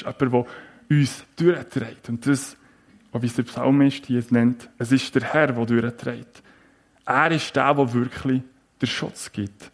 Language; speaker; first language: German; native; German